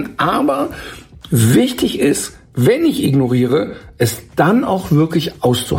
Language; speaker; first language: German; native; German